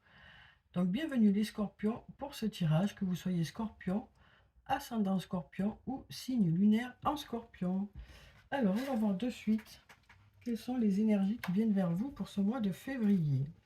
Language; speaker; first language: French; native; French